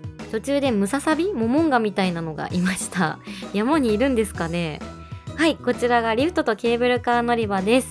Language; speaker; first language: Japanese; native; Japanese